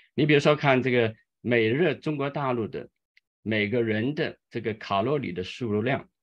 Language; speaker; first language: Chinese; native; Chinese